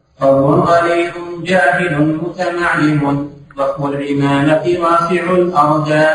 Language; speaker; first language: Arabic; native; Arabic